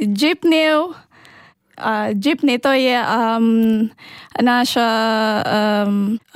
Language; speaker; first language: Slovenian; non-native, learner; Filipino